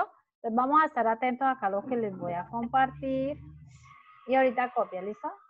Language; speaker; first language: Spanish; native; Spanish